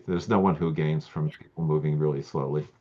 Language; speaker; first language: English; native; English